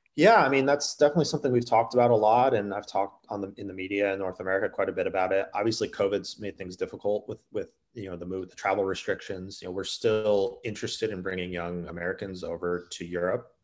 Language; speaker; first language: English; native; English